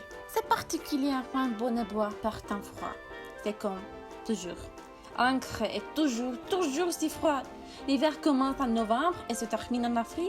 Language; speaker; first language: French; non-native, learner; Turkish